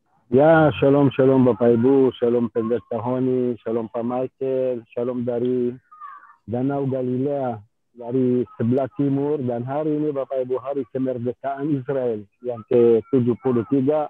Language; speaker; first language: Indonesian; non-native, fluent; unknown